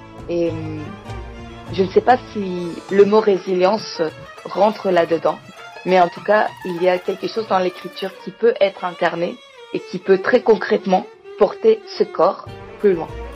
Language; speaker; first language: French; non-native, fluent; Greek